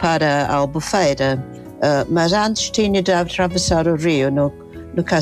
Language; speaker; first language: Portuguese; non-native, fluent; English